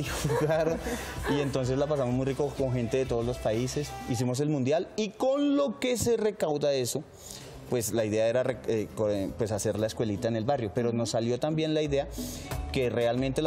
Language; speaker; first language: Spanish; native; Spanish